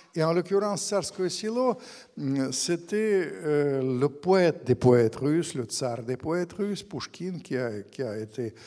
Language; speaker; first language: French; non-native, fluent; Ukrainian